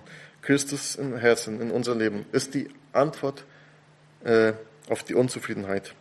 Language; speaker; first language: German; non-native, fluent; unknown